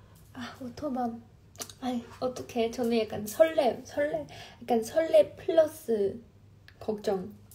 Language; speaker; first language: Korean; non-native, fluent; Chinese